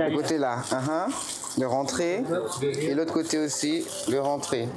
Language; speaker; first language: French; native; French